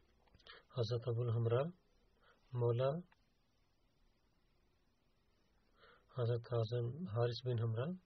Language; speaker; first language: Bulgarian; non-native, learner; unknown